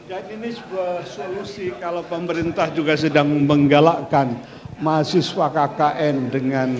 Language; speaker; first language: Indonesian; native; Indonesian